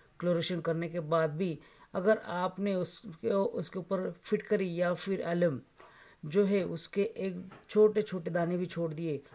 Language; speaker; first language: Hindi; non-native, local second language; Marathi